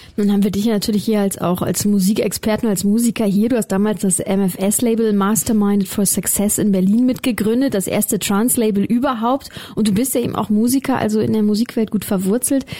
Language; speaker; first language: German; native; German